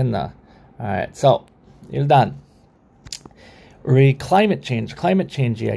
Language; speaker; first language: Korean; non-native, learner; English